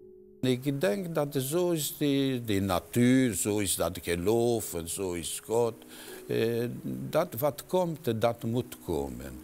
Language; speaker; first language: Dutch; non-native, fluent; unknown